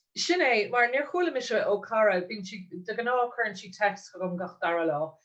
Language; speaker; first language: Irish; non-native, local second language; English